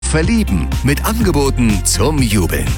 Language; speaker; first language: German; native; German